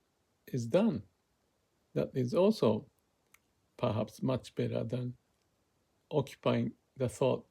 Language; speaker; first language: English; non-native, fluent; Japanese